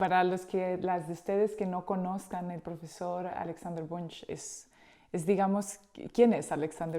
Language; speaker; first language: Spanish; native; Spanish